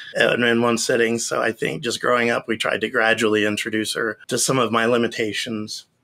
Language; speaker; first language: English; native; English